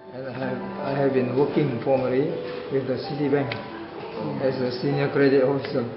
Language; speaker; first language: English; non-native, fluent; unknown